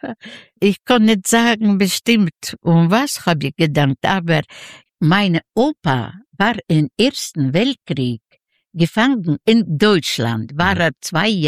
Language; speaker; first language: German; non-native, learner; Yiddish